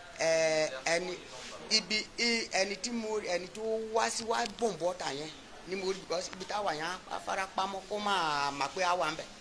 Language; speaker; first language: Yoruba; non-native, local second language; Igbo